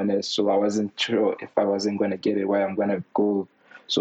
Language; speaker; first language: English; non-native, local second language; Tswana